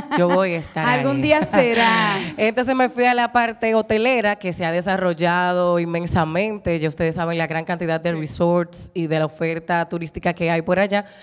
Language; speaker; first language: Spanish; native; Spanish